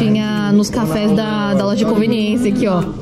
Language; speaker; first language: Portuguese; native; Portuguese